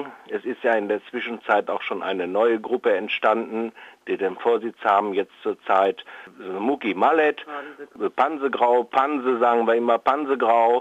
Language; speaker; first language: German; native; German